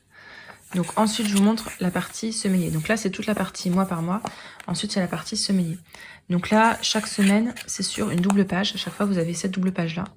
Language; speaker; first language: French; native; French